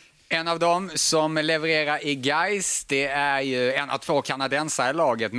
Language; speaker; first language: Swedish; native; Swedish